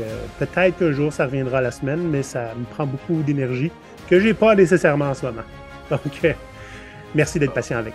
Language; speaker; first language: French; native; French